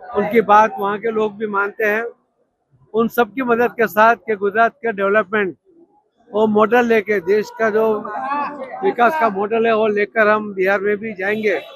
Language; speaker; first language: Hindi; non-native, local second language; Gujarati